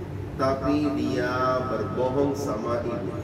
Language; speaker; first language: Indonesian; non-native, fluent; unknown